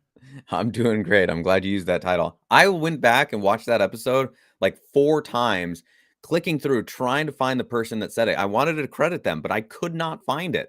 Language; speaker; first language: English; native; English